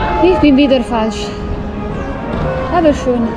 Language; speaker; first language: German; non-native, fluent; Italian